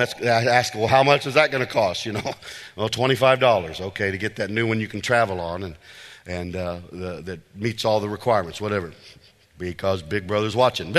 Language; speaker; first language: English; native; English